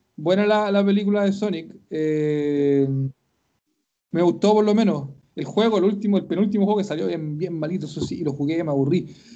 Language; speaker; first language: Spanish; native; Spanish